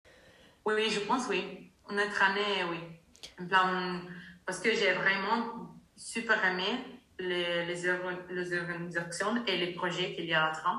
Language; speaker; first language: French; non-native, learner; Italian